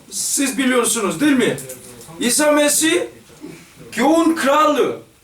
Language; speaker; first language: Turkish; non-native, fluent; Korean